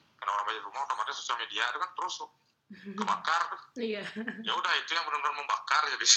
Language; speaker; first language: Indonesian; native; Indonesian